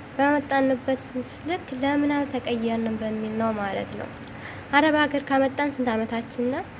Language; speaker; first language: Amharic; native; Amharic